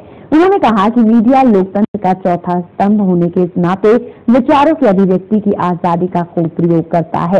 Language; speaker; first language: Hindi; native; Hindi